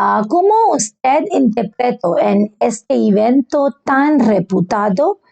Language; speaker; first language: Spanish; non-native, learner; Bangla